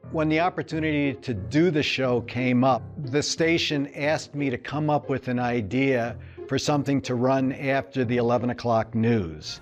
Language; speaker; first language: English; native; English